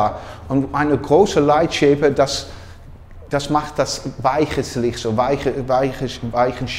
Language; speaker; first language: German; non-native, learner; Dutch